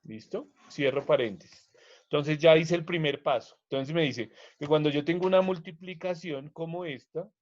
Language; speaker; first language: Spanish; native; Spanish